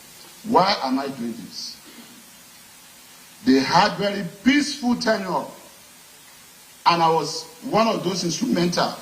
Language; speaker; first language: English; non-native, local second language; Yoruba